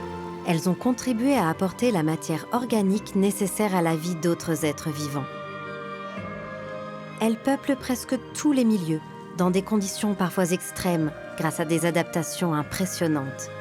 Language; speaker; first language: French; native; French